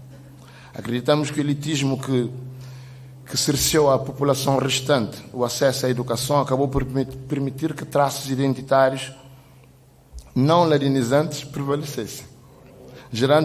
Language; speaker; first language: Portuguese; non-native, local second language; Kabuverdianu